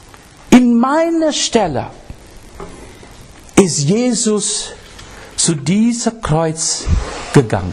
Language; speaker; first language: German; non-native, fluent; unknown